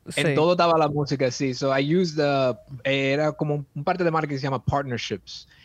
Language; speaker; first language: Spanish; early bilingual, heritage; Spanish